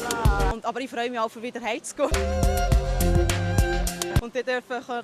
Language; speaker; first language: German; early bilingual, other home language; Vietnamese